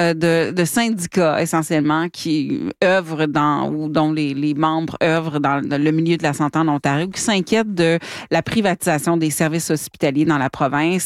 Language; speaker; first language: French; native; French